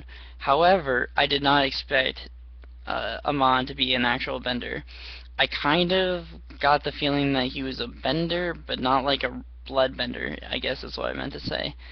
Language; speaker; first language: English; native; English